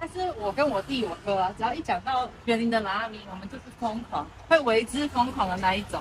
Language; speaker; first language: Chinese; native; Chinese